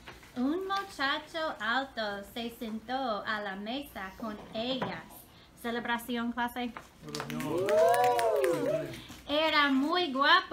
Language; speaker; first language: Spanish; non-native, fluent; English